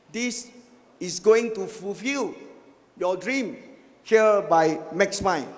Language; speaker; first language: English; non-native, local second language; Chinese